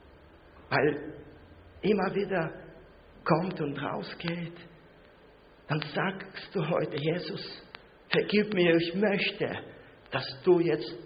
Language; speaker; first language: German; non-native, fluent; Russian